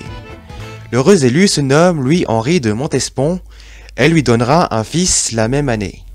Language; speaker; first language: French; native; French